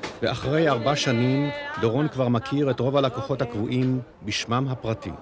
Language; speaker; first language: Hebrew; native; Hebrew